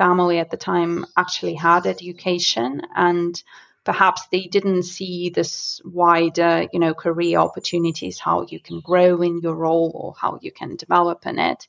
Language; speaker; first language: English; non-native, fluent; Russian